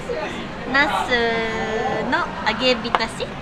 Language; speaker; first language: English; non-native, learner; Japanese